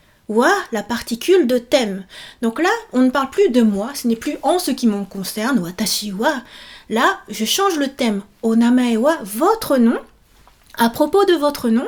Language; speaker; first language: French; native; French